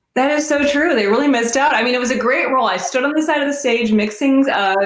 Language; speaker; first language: English; native; English